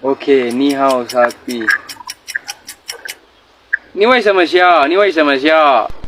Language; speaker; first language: Chinese; non-native, learner; Serbian